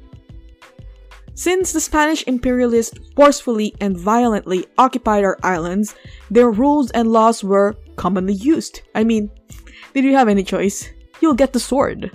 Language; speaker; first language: English; non-native, local second language; Filipino